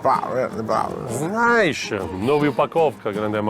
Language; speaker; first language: Russian; non-native, learner; Italian